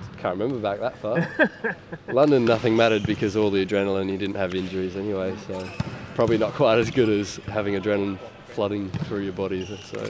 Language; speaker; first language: English; native; English